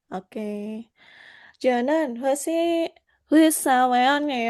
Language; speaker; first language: Korean; non-native, learner; Indonesian